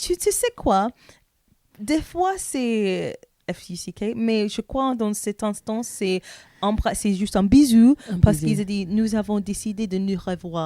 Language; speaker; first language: French; non-native, learner; English